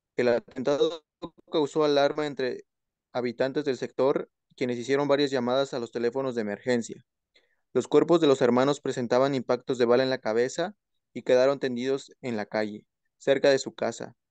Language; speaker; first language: Spanish; native; Spanish